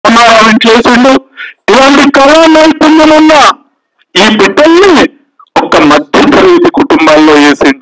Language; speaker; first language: Telugu; native; Telugu